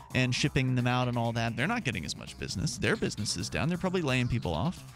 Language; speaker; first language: English; native; English